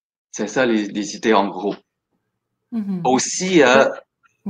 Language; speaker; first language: French; non-native, fluent; Chinese